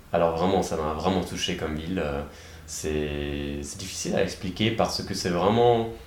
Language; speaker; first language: French; non-native, fluent; German